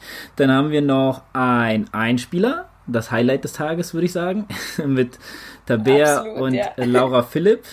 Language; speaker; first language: German; native; German